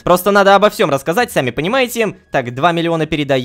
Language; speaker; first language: Russian; native; Russian